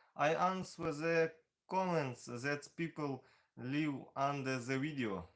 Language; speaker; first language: English; non-native, learner; Ukrainian